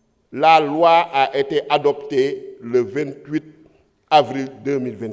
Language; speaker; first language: French; non-native, local second language; Wolof